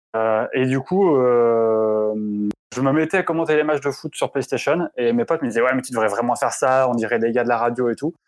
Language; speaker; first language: French; native; French